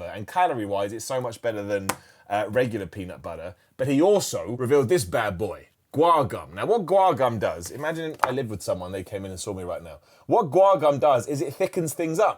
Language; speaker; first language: English; native; English